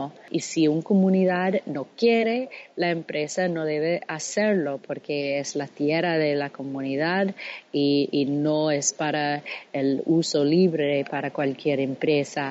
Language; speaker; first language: Spanish; non-native, fluent; English